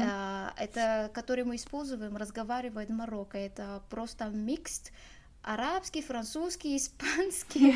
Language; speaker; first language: Russian; non-native, learner; Arabic